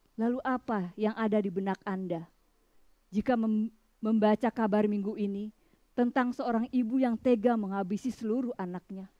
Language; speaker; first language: Indonesian; native; Indonesian